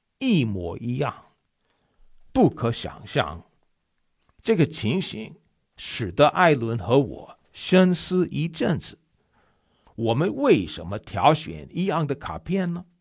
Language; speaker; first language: Chinese; non-native, fluent; English